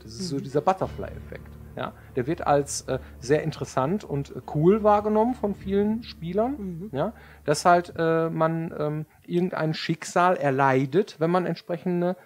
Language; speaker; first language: German; native; German